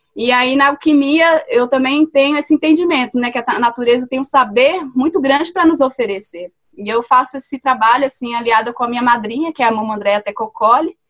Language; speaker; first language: Portuguese; native; Portuguese